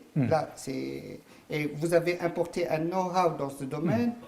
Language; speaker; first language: French; non-native, local second language; Arabic